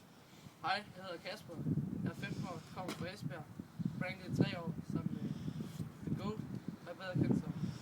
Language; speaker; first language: Danish; native; Danish